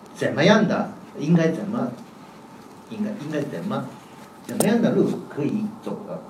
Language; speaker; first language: Chinese; non-native, fluent; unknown